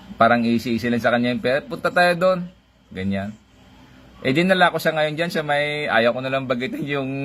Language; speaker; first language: Filipino; non-native, local second language; Hiligaynon